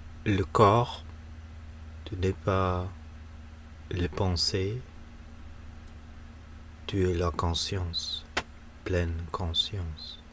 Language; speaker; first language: French; non-native, learner; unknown